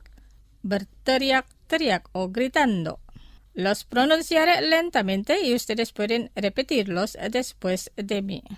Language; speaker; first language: Spanish; non-native, fluent; Indonesian